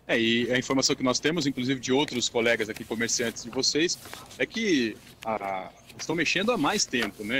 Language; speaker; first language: Portuguese; native; Portuguese